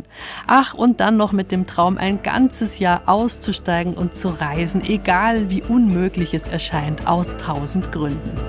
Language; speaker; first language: German; native; German